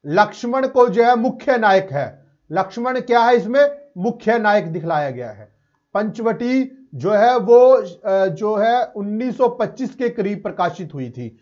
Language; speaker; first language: Hindi; non-native, local second language; Punjabi